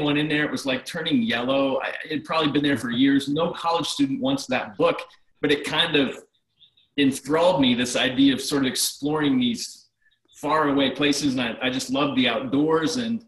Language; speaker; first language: English; native; English